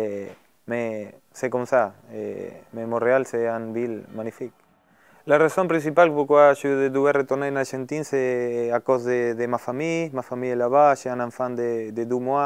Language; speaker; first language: French; non-native, learner; Spanish